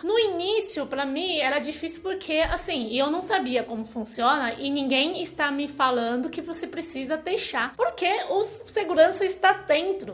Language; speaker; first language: Portuguese; non-native, fluent; Chinese